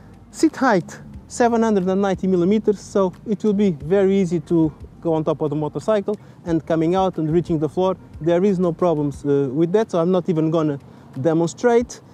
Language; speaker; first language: English; non-native, fluent; Portuguese